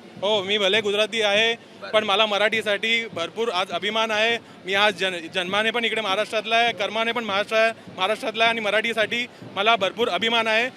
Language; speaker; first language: Marathi; non-native, local second language; Gujarati